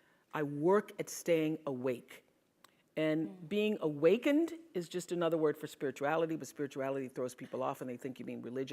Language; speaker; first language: English; native; English